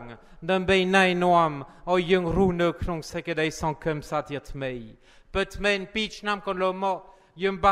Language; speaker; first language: Khmer; non-native, fluent; French